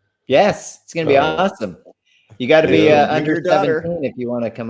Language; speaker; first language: English; native; English